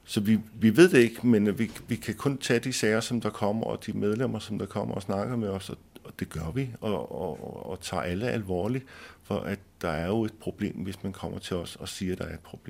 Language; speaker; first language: Danish; native; Danish